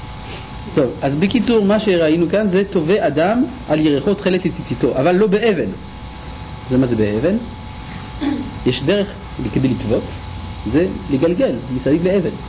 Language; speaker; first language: Hebrew; native; Hebrew